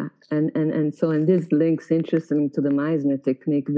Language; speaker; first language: English; non-native, fluent; Italian